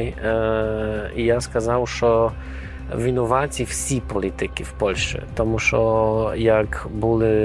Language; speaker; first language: Ukrainian; non-native, fluent; Polish